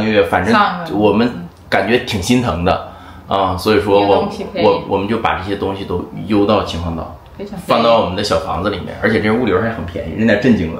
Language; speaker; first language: Chinese; native; Chinese